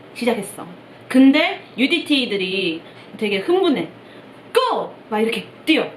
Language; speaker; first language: Korean; non-native, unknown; Chinese